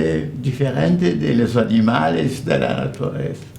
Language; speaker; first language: Spanish; non-native, fluent; French